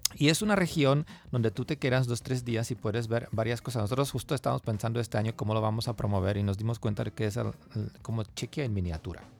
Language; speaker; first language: Spanish; non-native, fluent; Czech